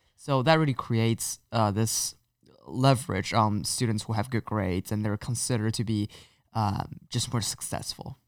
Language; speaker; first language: English; non-native, fluent; Chinese